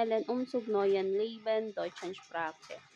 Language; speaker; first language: German; non-native, fluent; Filipino